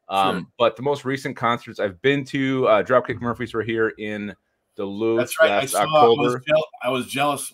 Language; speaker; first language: English; native; English